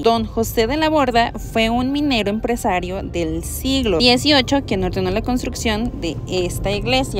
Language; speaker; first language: Spanish; native; Spanish